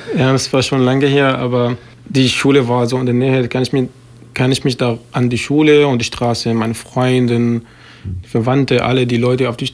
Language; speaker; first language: German; non-native, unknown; Arabic